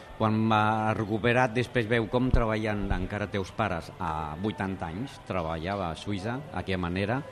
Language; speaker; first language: Catalan; non-native, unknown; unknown